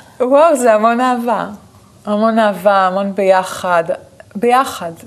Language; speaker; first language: Hebrew; native; Hebrew